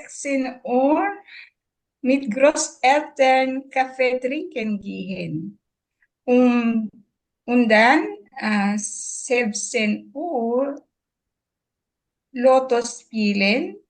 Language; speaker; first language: German; non-native, learner; Filipino